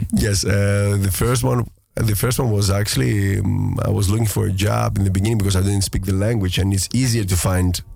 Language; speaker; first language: English; early bilingual, other home language; Greek